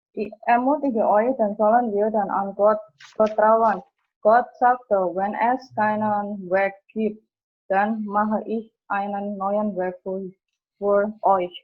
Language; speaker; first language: German; non-native, fluent; Indonesian